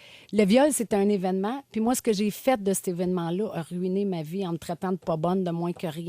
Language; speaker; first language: French; native; French